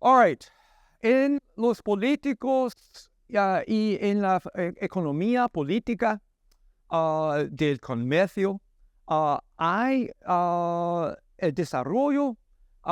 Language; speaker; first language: Spanish; non-native, learner; English